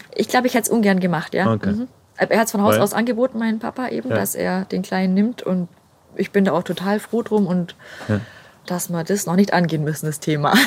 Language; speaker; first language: German; native; German